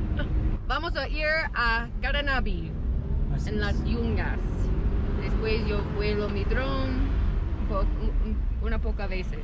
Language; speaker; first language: Spanish; non-native, learner; English